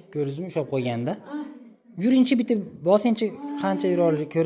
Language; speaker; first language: Uzbek; native; Uzbek